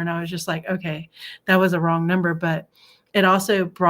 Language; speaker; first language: English; native; English